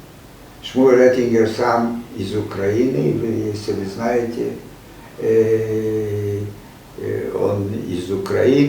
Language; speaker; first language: Russian; non-native, fluent; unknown